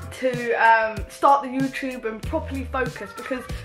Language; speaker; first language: English; native; English